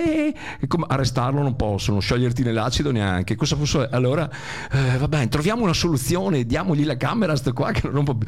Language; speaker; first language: Italian; native; Italian